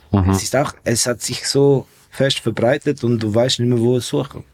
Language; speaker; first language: German; non-native, fluent; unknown